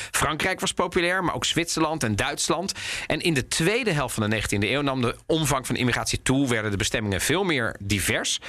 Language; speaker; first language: Dutch; early bilingual, other home language; Italian